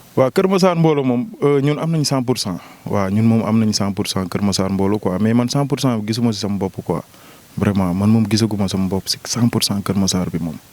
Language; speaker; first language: Wolof; non-native, local second language; Jola-Fonyi